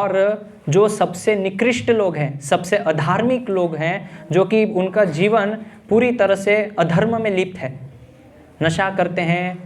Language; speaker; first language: Hindi; native; Hindi